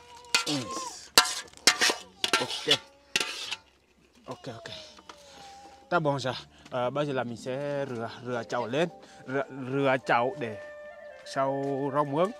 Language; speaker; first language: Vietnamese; non-native, fluent; Portuguese